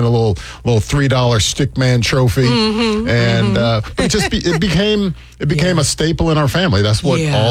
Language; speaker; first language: English; native; English